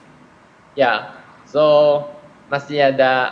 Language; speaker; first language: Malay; non-native, fluent; Japanese